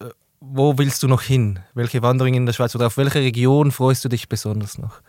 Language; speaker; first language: German; native; German